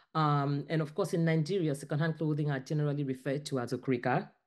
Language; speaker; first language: English; non-native, local second language; Ibibio